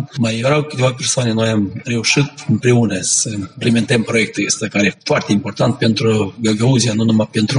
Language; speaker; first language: Romanian; non-native, local second language; Gagauz